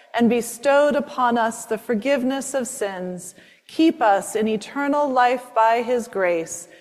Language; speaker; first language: English; native; English